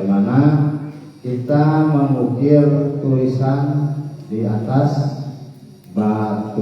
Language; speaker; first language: Indonesian; non-native, local second language; Sundanese